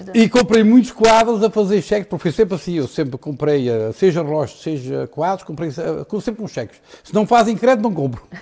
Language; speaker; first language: Portuguese; native; Portuguese